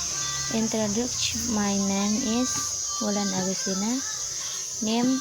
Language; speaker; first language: English; non-native, learner; Indonesian